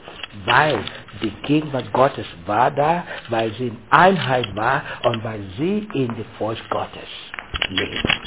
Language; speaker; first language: German; non-native, learner; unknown